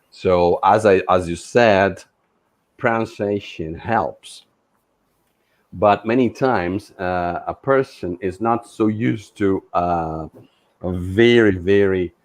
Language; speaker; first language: English; non-native, fluent; Portuguese